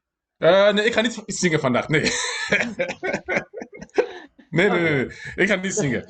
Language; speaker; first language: Dutch; non-native, fluent; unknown